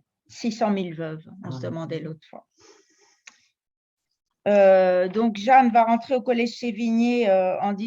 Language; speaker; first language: French; native; French